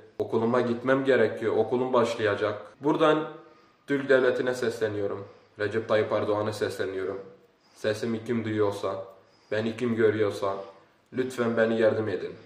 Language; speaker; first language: Turkish; early bilingual, other home language; Arabic